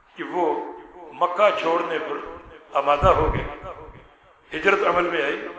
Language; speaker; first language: Urdu; native; Urdu